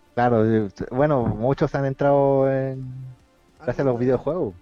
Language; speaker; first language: Spanish; native; Spanish